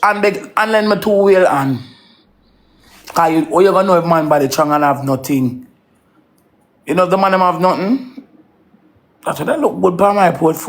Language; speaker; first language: English; non-native, learner; Korean